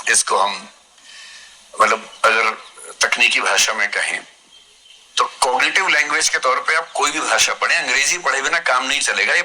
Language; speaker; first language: Hindi; native; Hindi